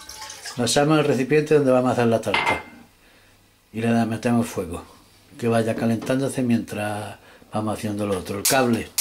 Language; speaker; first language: Spanish; native; Spanish